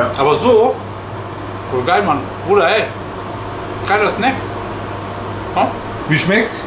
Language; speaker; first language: German; native; German